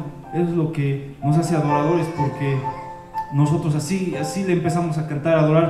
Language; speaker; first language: Spanish; native; Spanish